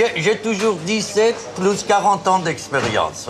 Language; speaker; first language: French; non-native, fluent; Persian